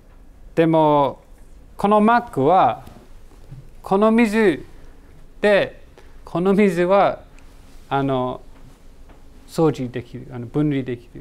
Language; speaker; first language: Japanese; non-native, learner; English